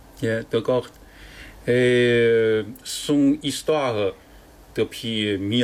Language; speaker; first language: French; non-native, learner; Chinese